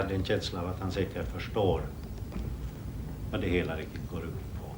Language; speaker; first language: Swedish; native; Swedish